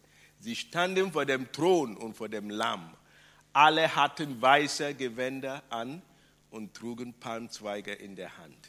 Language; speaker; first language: German; non-native, fluent; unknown